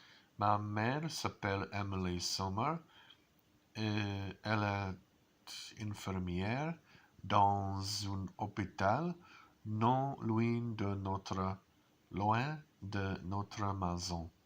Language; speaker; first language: French; non-native, learner; English